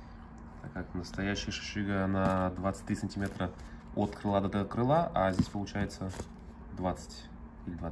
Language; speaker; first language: Russian; native; Russian